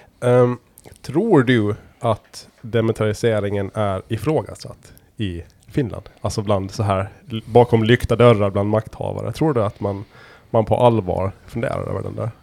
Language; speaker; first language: Swedish; native; Swedish